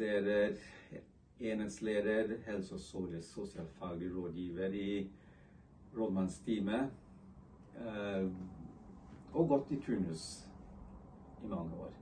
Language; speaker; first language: Norwegian; non-native, fluent; English